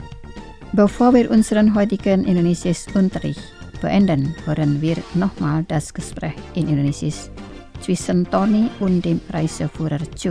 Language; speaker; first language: German; non-native, fluent; Indonesian